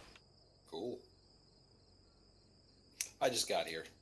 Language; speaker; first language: English; native; English